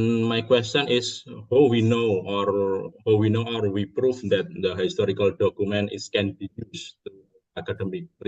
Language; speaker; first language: English; non-native, learner; Indonesian